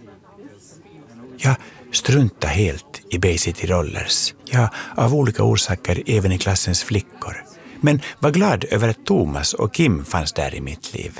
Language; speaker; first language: Swedish; native; Swedish